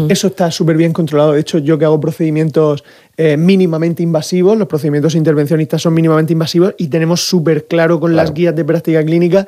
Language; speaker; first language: Spanish; native; Spanish